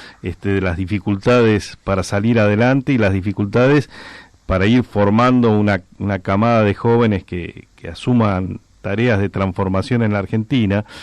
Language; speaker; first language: Spanish; native; Spanish